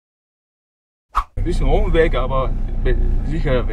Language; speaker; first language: German; non-native, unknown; Mongolian